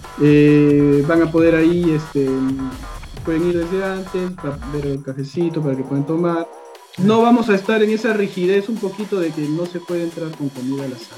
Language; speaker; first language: Spanish; native; Spanish